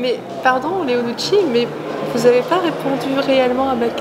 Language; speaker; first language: French; native; French